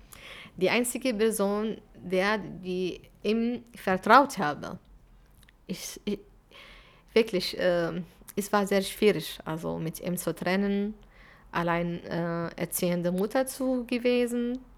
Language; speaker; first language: German; non-native, fluent; Arabic